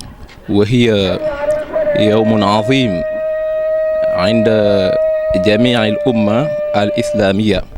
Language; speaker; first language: Arabic; non-native, fluent; Wolof